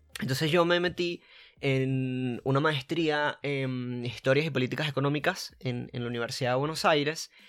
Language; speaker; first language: Spanish; native; Spanish